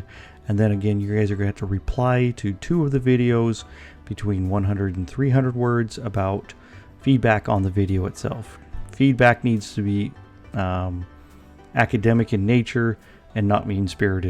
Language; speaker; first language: English; native; English